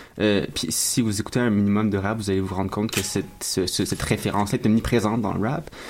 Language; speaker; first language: French; native; French